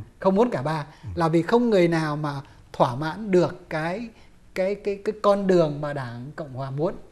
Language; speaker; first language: Vietnamese; native; Vietnamese